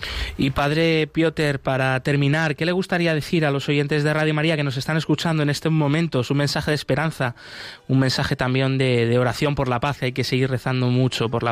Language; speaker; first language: Spanish; native; Spanish